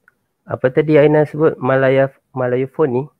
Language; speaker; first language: Malay; native; Malay